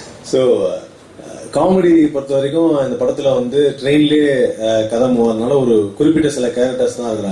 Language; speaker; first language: Tamil; native; Tamil